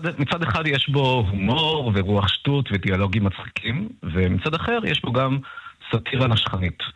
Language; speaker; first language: Hebrew; early bilingual, other home language; Russian